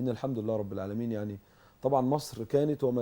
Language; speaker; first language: Arabic; native; Arabic